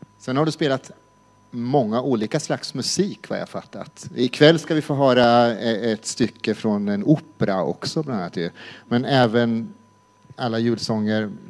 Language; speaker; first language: Swedish; native; Swedish